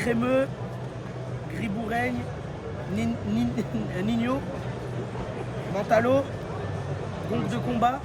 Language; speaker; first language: French; native; French